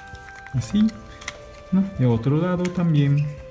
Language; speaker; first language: Spanish; non-native, learner; Japanese